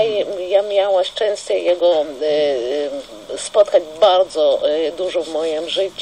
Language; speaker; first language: Polish; non-native, fluent; Russian